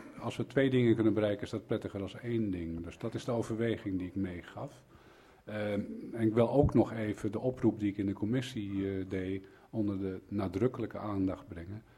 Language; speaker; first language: Dutch; native; Dutch